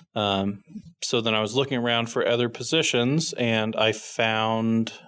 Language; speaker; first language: English; native; English